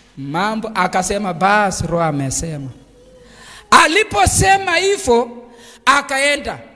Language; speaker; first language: Swahili; non-native, local second language; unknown